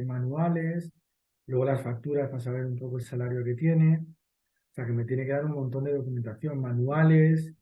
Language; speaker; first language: Spanish; native; Spanish